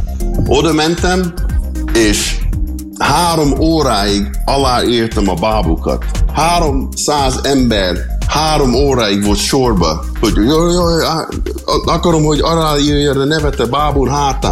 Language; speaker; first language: Hungarian; early bilingual, heritage; English